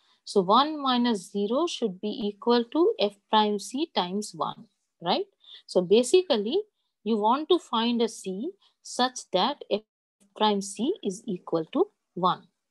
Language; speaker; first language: English; non-native, local second language; Bangla